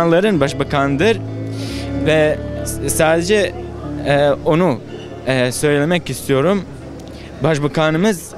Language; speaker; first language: Turkish; non-native, learner; Bosnian